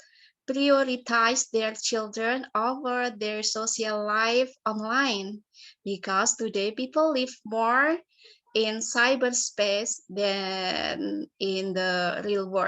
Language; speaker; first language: English; non-native, learner; Indonesian